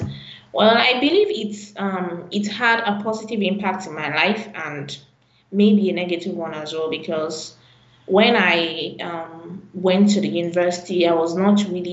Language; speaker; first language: English; non-native, local second language; Yoruba